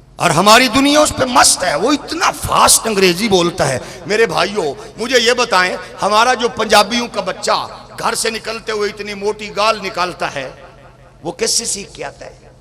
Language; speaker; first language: Urdu; non-native, local second language; Punjabi